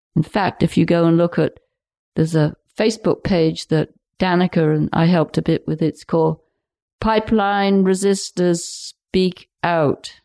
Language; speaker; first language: English; native; English